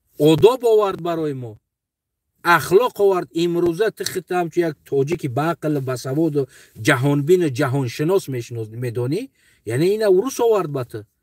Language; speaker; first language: Tajik; non-native, local second language; Uzbek